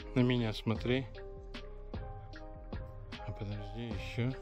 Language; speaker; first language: Russian; native; Russian